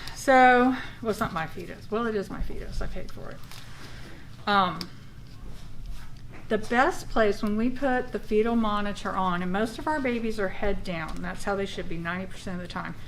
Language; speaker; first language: English; native; English